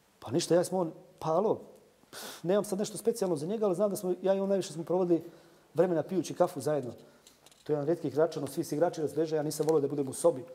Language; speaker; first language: Serbian; native; Serbian